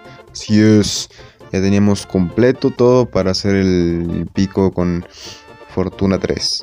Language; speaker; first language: Spanish; native; Spanish